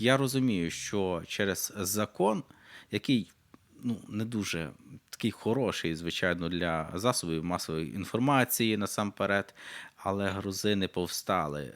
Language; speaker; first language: Ukrainian; native; Ukrainian